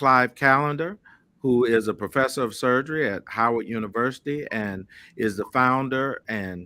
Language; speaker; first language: English; native; English